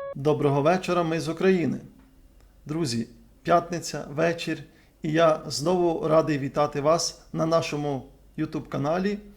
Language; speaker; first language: Ukrainian; native; Ukrainian